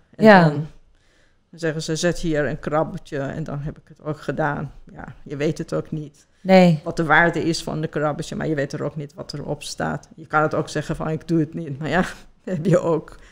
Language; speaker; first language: Dutch; non-native, fluent; Persian